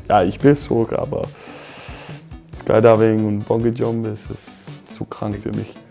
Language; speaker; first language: German; non-native, learner; Danish